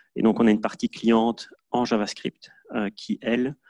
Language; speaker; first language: French; native; French